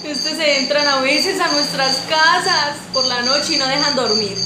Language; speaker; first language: Spanish; native; Spanish